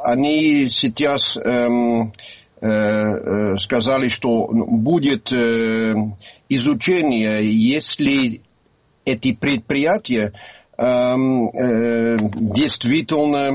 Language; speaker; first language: Russian; non-native, learner; Dutch